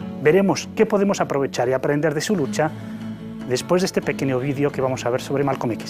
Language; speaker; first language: Spanish; native; Spanish